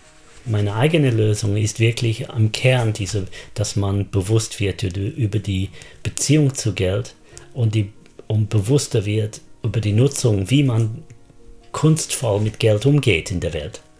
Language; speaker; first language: German; non-native, fluent; English